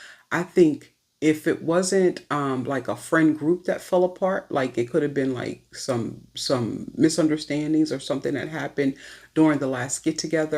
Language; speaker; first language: English; native; English